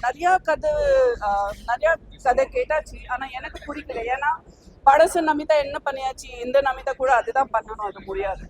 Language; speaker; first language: Tamil; non-native, fluent; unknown